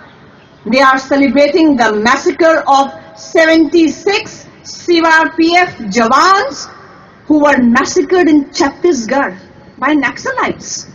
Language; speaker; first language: English; non-native, local second language; Hindi